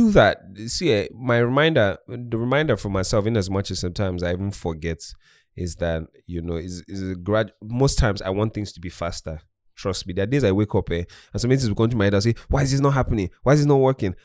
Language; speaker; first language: English; non-native, local second language; Igbo